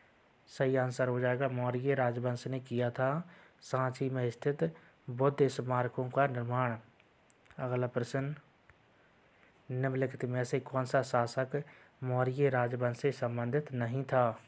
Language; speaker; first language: Hindi; native; Hindi